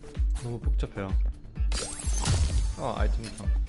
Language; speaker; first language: Korean; non-native, fluent; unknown